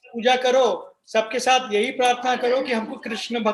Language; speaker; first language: Hindi; non-native, local second language; Bangla